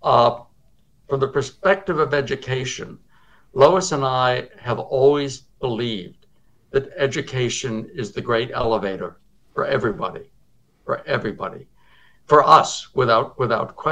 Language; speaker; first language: English; native; English